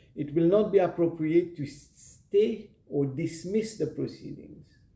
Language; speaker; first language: English; non-native, local second language; Morisyen